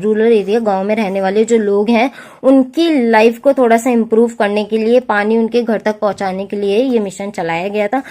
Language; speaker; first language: Hindi; native; Hindi